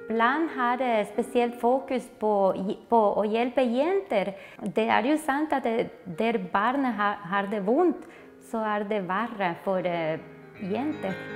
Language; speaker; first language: Norwegian; early bilingual, other home language; Spanish